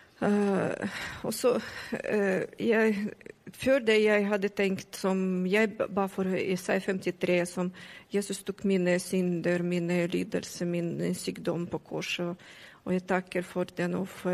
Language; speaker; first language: Norwegian; non-native, learner; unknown